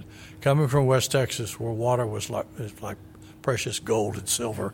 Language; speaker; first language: English; native; English